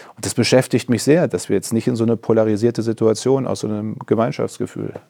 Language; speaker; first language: German; native; German